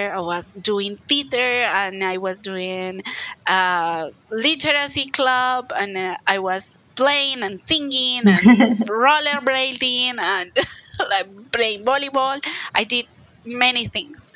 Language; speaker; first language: English; non-native, fluent; Spanish